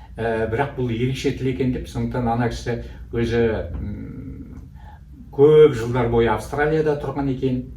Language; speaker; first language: Kazakh; native; Kazakh